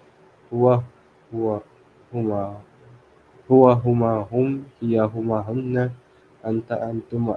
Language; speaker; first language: Arabic; non-native, learner; Filipino